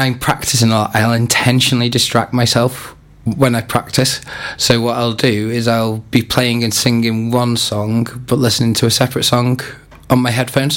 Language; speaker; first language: English; native; English